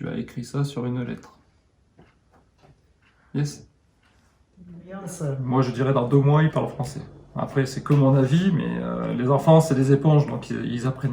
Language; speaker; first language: French; native; French